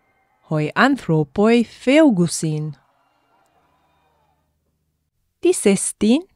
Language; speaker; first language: Greek; non-native, fluent; English